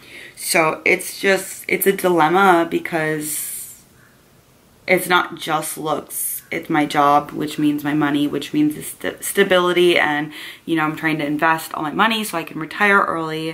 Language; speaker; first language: English; native; English